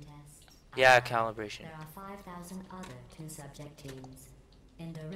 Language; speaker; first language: English; native; English